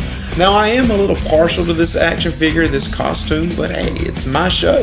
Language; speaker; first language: English; native; English